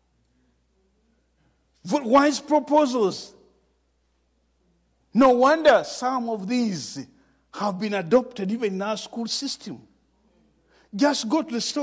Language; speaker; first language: English; non-native, local second language; Ganda